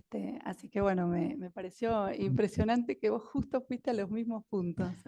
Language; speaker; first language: Spanish; native; Spanish